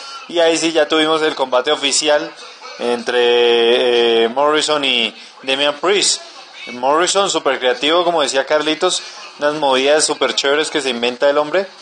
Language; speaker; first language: Spanish; native; Spanish